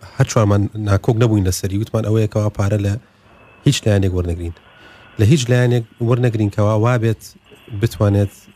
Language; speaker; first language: Central Kurdish; early bilingual, heritage; Central Kurdish